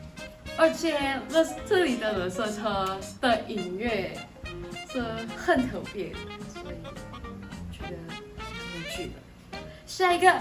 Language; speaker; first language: Chinese; non-native, fluent; Indonesian